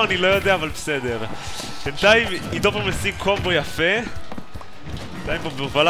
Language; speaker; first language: Hebrew; native; Hebrew